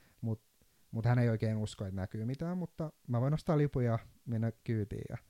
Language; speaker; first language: Finnish; non-native, fluent; Turkish